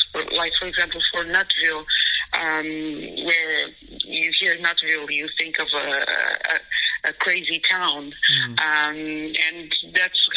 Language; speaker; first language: English; non-native, fluent; Portuguese